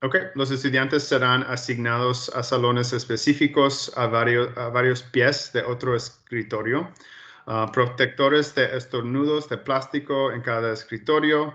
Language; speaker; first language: Spanish; early bilingual, heritage; Spanish